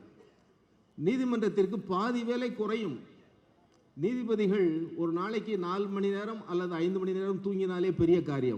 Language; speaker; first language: Tamil; native; Tamil